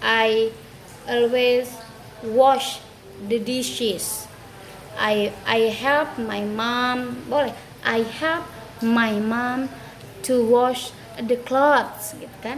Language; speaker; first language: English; non-native, fluent; Indonesian